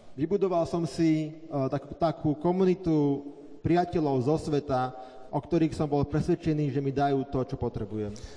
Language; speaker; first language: Slovak; native; Slovak